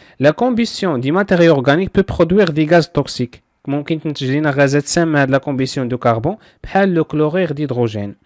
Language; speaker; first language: French; non-native, local second language; Arabic